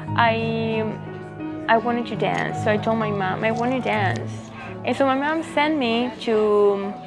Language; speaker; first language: English; non-native, fluent; Spanish